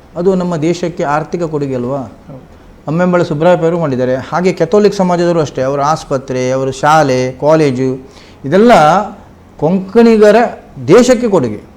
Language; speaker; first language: Kannada; non-native, local second language; Konkani